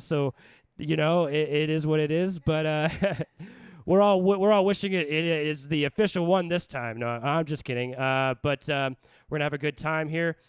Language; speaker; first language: English; native; English